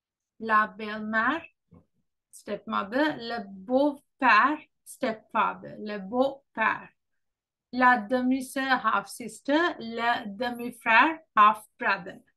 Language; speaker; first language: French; non-native, fluent; Sinhala